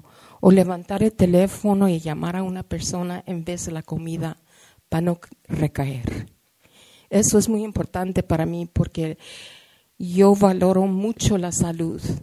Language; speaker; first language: Spanish; early bilingual, heritage; Spanish